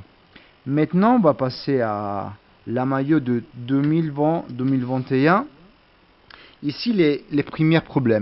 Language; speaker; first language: French; non-native, learner; Italian